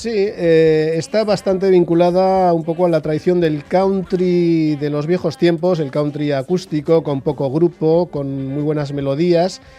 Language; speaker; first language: Spanish; native; Spanish